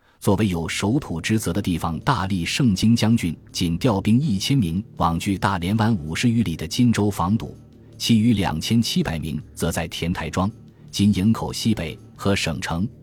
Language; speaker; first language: Chinese; native; Chinese